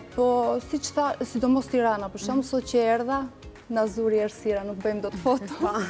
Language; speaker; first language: Albanian; early bilingual, heritage; Albanian